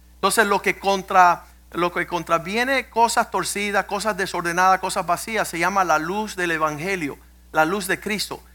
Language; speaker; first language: Spanish; early bilingual, heritage; Spanish